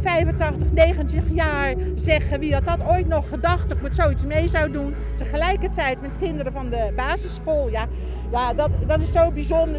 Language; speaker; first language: Dutch; native; Dutch